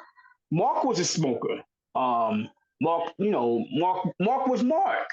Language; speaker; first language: English; native; English